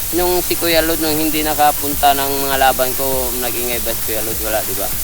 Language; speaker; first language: Filipino; non-native, local second language; Cebuano